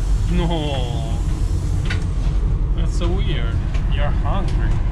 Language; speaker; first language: English; non-native, fluent; Italian